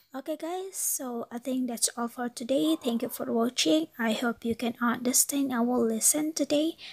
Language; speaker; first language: English; non-native, fluent; Indonesian